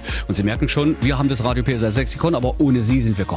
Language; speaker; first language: German; native; German